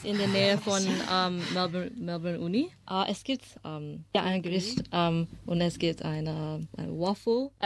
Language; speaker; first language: German; non-native, learner; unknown